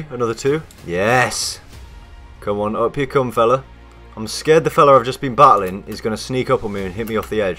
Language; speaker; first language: English; native; English